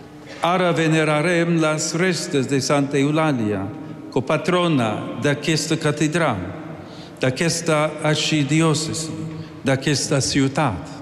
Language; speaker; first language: Catalan; non-native, fluent; English